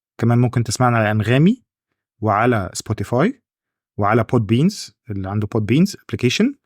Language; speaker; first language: Egyptian Arabic; native; Egyptian Arabic